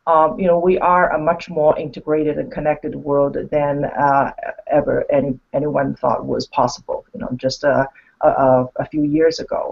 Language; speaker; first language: English; non-native, fluent; Chinese